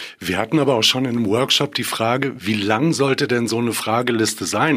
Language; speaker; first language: German; native; German